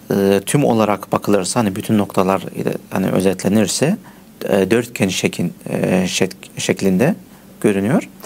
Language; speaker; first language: Turkish; early bilingual, heritage; Turkish